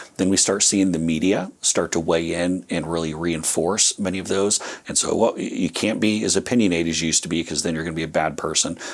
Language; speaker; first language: English; native; English